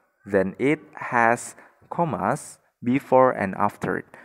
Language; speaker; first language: English; non-native, fluent; Indonesian